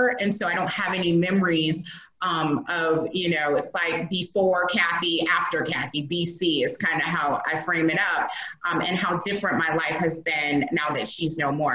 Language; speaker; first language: English; native; English